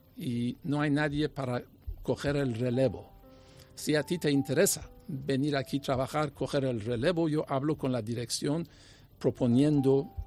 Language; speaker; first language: Spanish; non-native, fluent; English